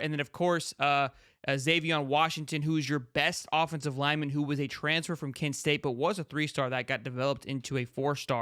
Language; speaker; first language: English; native; English